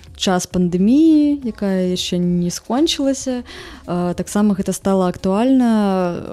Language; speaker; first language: Belarusian; native; Belarusian